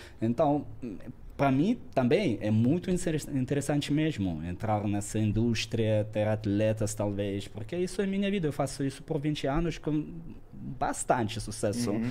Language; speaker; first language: Portuguese; non-native, fluent; Russian